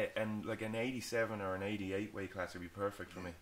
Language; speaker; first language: English; native; English